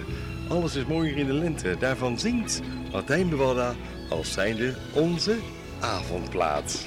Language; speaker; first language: Dutch; native; Dutch